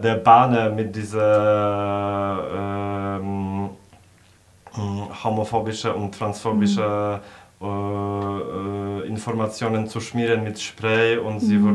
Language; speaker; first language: German; non-native, fluent; Polish